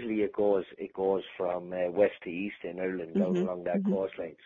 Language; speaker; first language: English; native; English